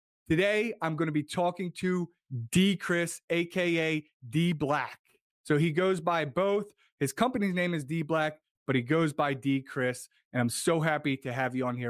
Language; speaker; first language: English; native; English